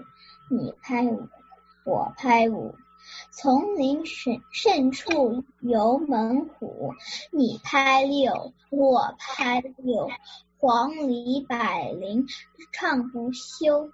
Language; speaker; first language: Chinese; early bilingual, heritage; Chinese